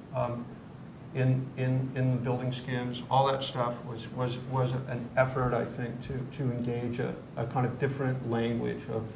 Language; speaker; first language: English; native; English